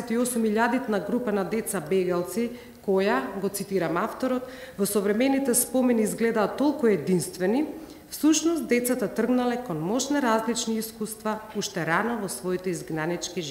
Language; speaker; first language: Macedonian; native; Macedonian